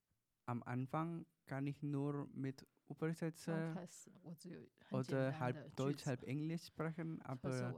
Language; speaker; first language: German; non-native, learner; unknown